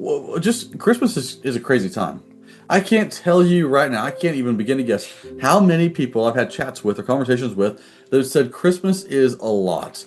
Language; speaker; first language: English; native; English